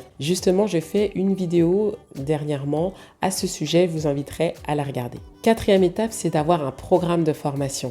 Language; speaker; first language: French; native; French